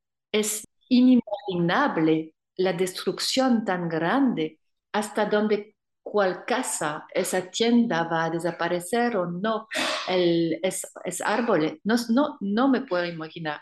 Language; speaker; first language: Spanish; non-native, fluent; French